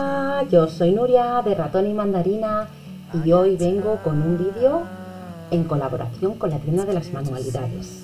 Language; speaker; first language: Spanish; native; Spanish